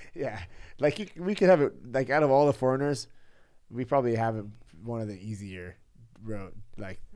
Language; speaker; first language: English; native; English